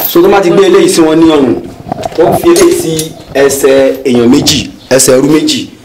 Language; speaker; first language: Yoruba; non-native, local second language; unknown